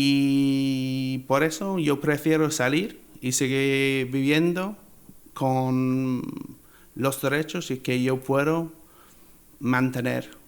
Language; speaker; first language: Spanish; non-native, learner; English